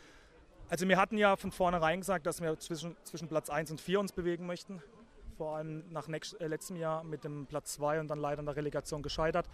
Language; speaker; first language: German; native; German